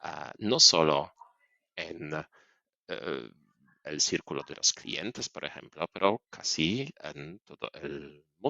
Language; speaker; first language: Spanish; non-native, fluent; Polish